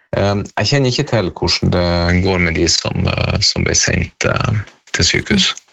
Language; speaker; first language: Norwegian; native; Norwegian